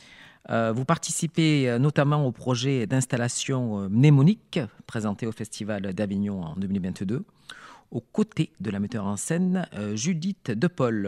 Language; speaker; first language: French; native; French